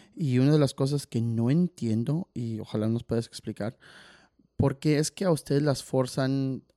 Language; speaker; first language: Spanish; early bilingual, heritage; Spanish